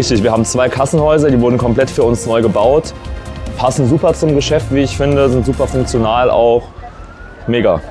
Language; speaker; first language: German; native; German